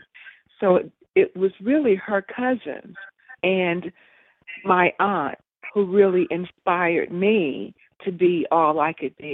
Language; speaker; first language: English; native; English